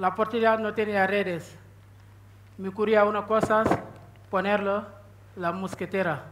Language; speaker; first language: Spanish; non-native, learner; Wolof